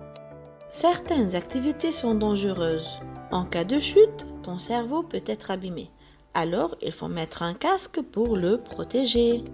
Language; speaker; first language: French; non-native, fluent; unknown